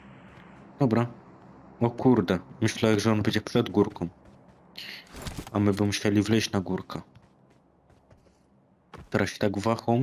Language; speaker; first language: Polish; native; Polish